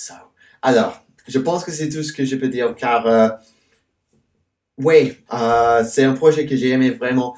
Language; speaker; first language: French; non-native, fluent; English